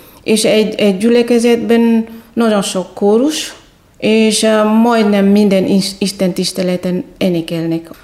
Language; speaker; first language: Hungarian; non-native, fluent; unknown